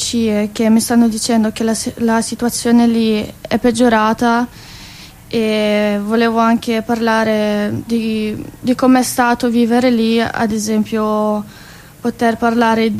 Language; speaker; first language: Italian; non-native, fluent; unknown